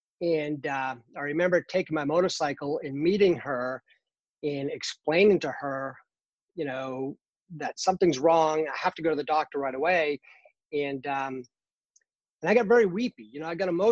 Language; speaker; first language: English; native; English